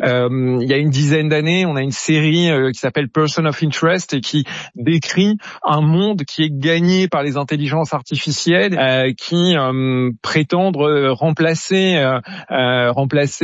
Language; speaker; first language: French; native; French